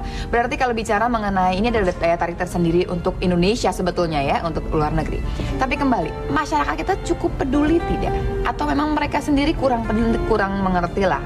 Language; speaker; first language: Indonesian; native; Indonesian